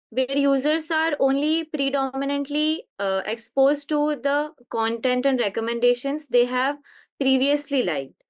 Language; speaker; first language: English; non-native, local second language; Hindi